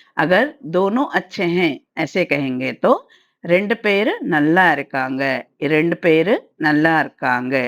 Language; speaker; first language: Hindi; non-native, local second language; Tamil